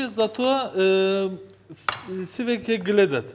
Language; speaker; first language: Macedonian; non-native, learner; Turkish